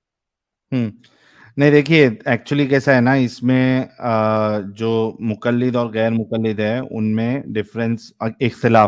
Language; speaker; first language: Hindi; native; Hindi